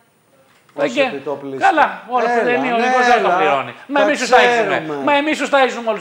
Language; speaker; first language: Greek; native; Greek